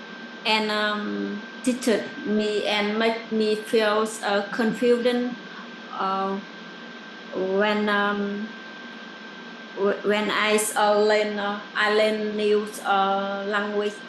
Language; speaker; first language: English; non-native, learner; Vietnamese